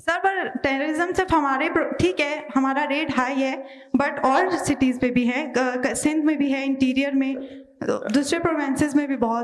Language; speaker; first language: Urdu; non-native, local second language; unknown